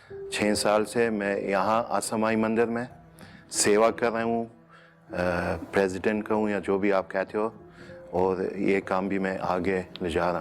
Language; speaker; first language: Hindi; non-native, fluent; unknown